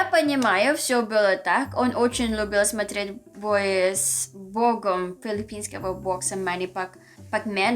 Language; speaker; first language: Russian; non-native, learner; Filipino